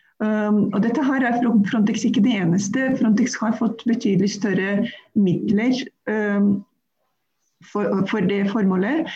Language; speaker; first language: Norwegian; non-native, fluent; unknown